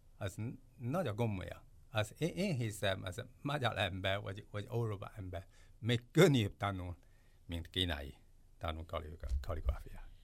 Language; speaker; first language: Hungarian; non-native, learner; Chinese